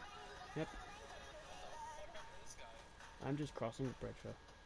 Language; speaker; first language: English; native; English